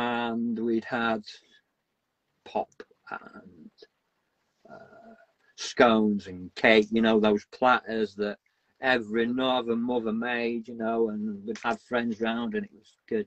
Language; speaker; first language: English; native; English